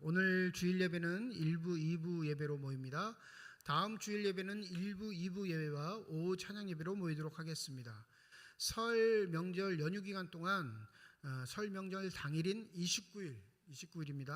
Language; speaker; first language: Korean; native; Korean